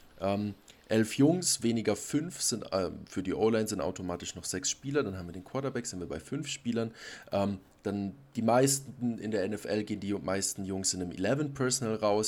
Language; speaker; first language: German; native; German